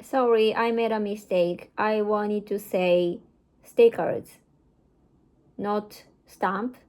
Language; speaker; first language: English; non-native, learner; Japanese